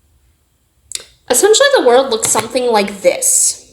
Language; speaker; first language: English; native; English